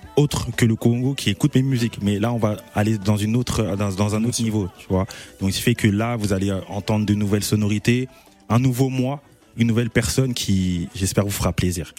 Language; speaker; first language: French; native; French